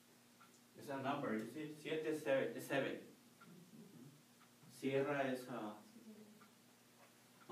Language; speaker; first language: English; non-native, learner; Spanish